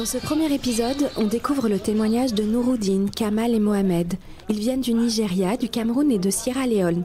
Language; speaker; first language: French; native; French